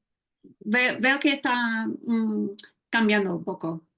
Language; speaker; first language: Spanish; non-native, fluent; English